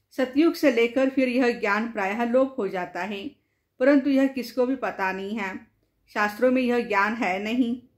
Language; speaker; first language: Hindi; non-native, local second language; Marathi